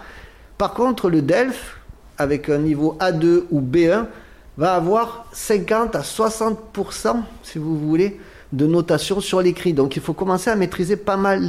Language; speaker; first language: French; native; French